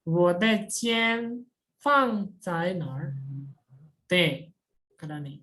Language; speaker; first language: Chinese; non-native, fluent; Indonesian